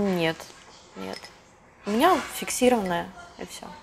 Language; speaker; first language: Russian; native; Russian